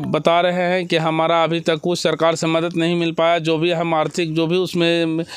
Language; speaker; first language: Hindi; native; Hindi